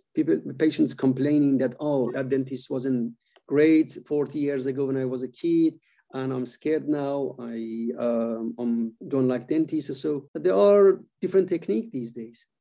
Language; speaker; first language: English; non-native, fluent; Persian